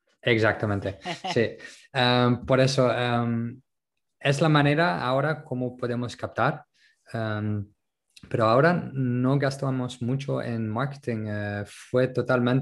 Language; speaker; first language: Spanish; non-native, local second language; French